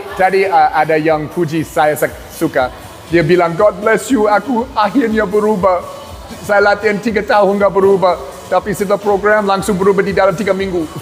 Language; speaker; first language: Indonesian; non-native, learner; English